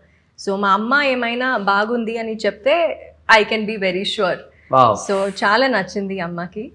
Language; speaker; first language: Telugu; non-native, local second language; Tamil